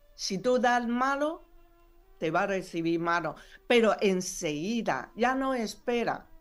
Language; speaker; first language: Spanish; non-native, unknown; Chinese